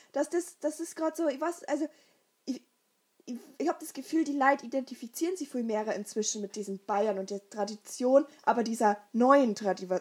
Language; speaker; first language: German; native; German